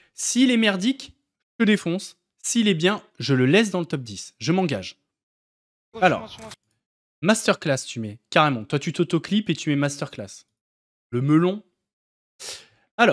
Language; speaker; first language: French; native; French